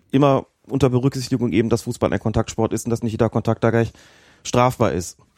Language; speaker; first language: German; native; German